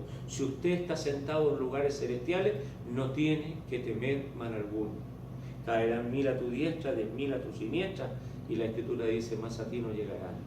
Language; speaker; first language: Spanish; native; Spanish